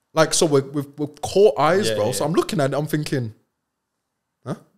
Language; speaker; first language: English; native; English